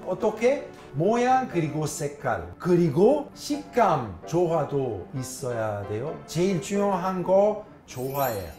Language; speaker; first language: Korean; non-native, fluent; Italian